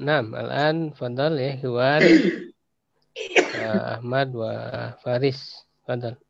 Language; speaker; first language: Arabic; non-native, fluent; Indonesian